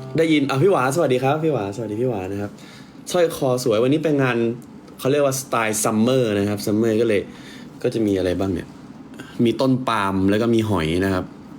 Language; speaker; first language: Thai; native; Thai